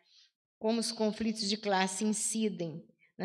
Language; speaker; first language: Portuguese; native; Portuguese